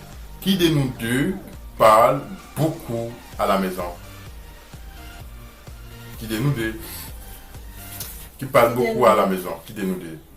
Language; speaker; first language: French; non-native, local second language; Haitian Creole